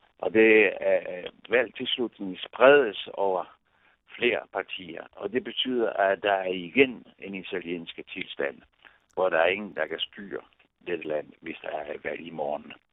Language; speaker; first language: Danish; non-native, fluent; Italian